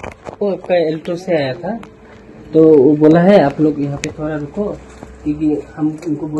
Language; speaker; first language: Hindi; non-native, local second language; Khasi